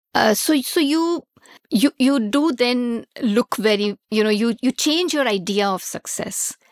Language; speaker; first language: English; non-native, local second language; Hindi